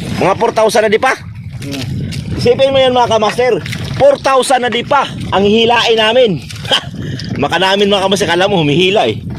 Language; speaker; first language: Filipino; non-native, local second language; Masbatenyo